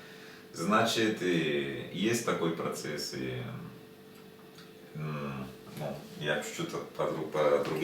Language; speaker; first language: Russian; non-native, learner; Spanish